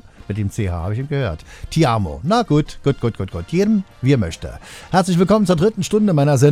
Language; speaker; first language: German; native; German